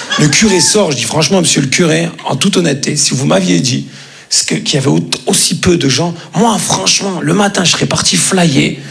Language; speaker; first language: French; native; French